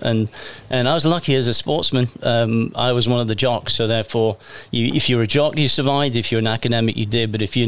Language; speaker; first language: English; native; English